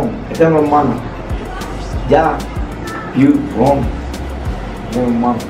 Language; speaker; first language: Russian; non-native, learner; Spanish